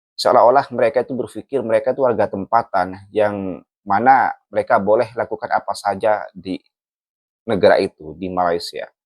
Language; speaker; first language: Indonesian; native; Indonesian